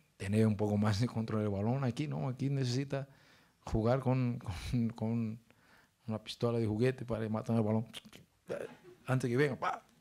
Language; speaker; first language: Spanish; non-native, fluent; Portuguese